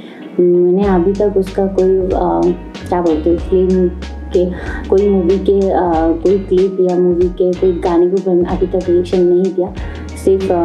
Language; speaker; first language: Hindi; non-native, fluent; Bangla